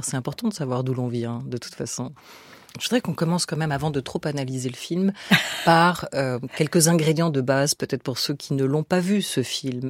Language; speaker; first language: French; native; French